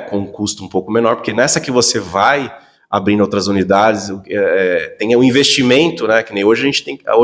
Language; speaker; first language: Portuguese; native; Portuguese